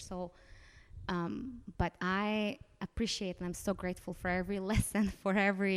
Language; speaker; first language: English; non-native, fluent; Romanian